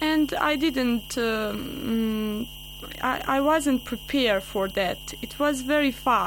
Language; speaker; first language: English; non-native, learner; Bosnian